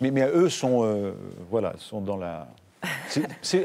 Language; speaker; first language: French; native; French